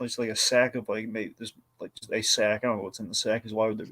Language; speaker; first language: English; native; English